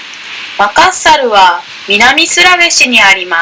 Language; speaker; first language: Japanese; non-native, learner; Indonesian